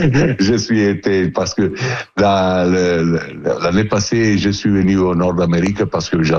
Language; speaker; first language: French; non-native, learner; Italian